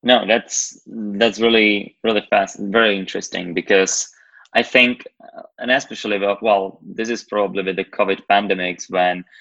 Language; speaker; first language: English; non-native, fluent; Slovak